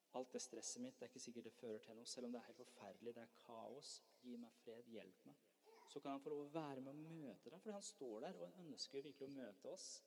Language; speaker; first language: Norwegian; early bilingual, other home language; Persian